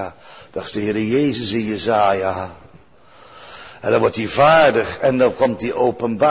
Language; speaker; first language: Dutch; native; Dutch